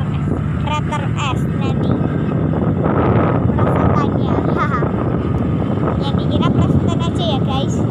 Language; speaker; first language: Indonesian; native; Indonesian